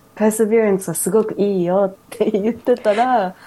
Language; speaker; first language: Japanese; early bilingual, heritage; English